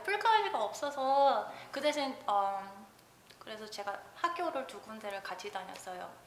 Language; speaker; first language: Korean; early bilingual, heritage; Korean